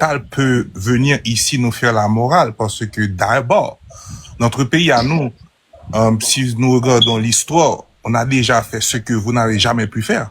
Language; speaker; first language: French; non-native, local second language; Haitian Creole